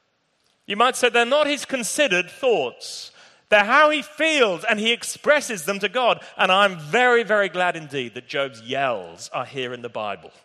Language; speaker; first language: English; native; English